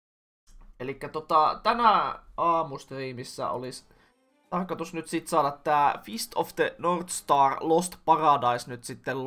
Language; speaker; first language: Finnish; native; Finnish